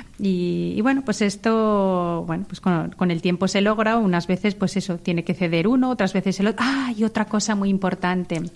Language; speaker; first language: Spanish; native; Spanish